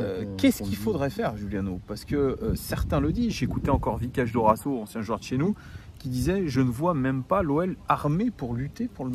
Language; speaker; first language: French; native; French